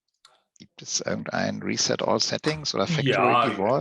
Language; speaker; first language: German; native; German